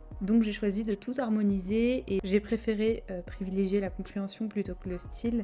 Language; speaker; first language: French; native; French